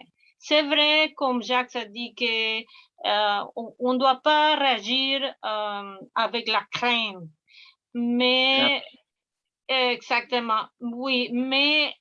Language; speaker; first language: French; non-native, fluent; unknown